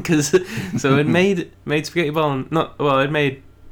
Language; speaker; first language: English; native; English